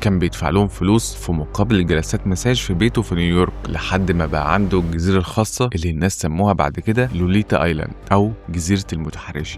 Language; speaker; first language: Arabic; native; Arabic